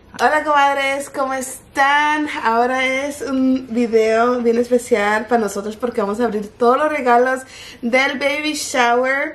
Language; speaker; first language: Spanish; early bilingual, heritage; Spanish